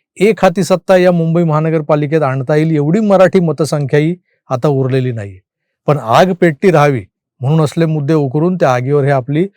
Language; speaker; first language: Marathi; native; Marathi